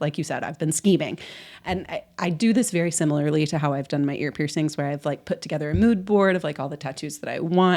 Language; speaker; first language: English; native; English